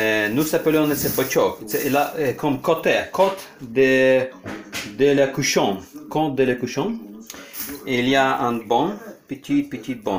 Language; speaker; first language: French; non-native, learner; Ukrainian